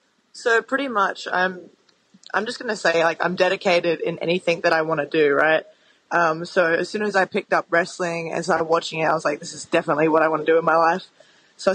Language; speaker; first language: English; native; English